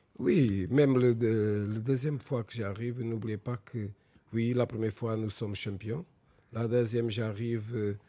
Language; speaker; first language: French; non-native, fluent; Portuguese